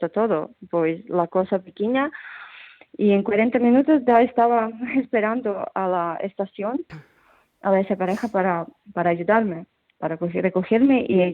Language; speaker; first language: Spanish; non-native, fluent; Ukrainian